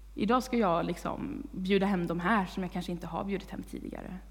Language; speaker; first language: Swedish; native; Swedish